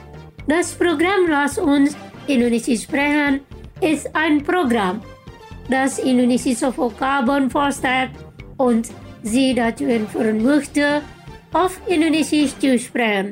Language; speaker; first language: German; non-native, local second language; Indonesian